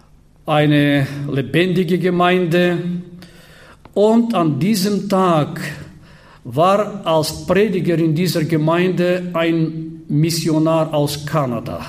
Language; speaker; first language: German; non-native, fluent; Bulgarian